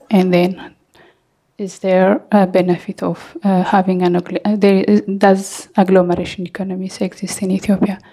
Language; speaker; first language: English; non-native, fluent; Amharic